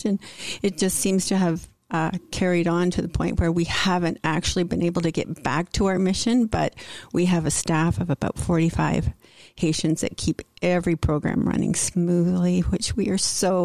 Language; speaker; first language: English; native; English